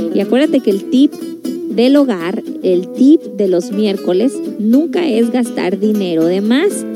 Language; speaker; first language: Spanish; native; Spanish